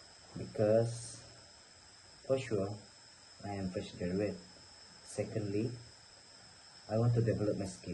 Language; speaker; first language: English; non-native, learner; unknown